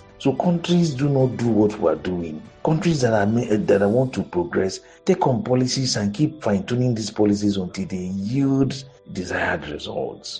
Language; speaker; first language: English; non-native, local second language; Igbo